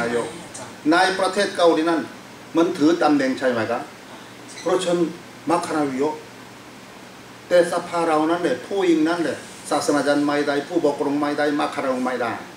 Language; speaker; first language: Thai; non-native, fluent; Korean